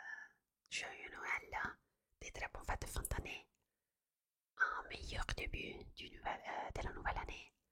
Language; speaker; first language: French; non-native, fluent; Italian